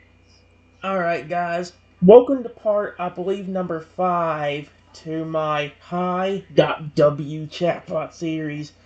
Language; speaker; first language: English; native; English